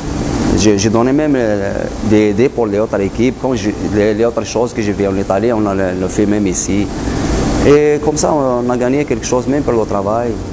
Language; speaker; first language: French; non-native, learner; Arabic